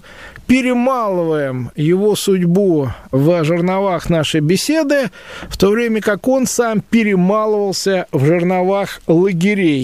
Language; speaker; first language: Russian; native; Russian